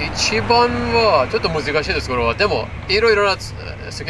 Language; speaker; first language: Japanese; non-native, learner; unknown